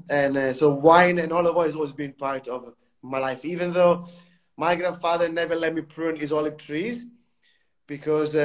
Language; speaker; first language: English; non-native, fluent; Italian